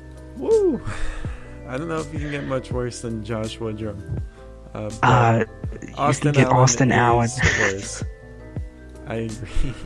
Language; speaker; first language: English; native; English